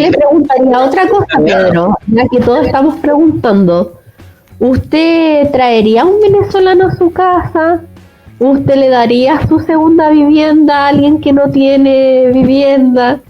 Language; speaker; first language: Spanish; native; Spanish